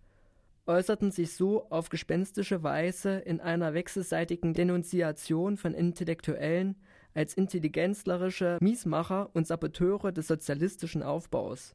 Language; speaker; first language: German; native; German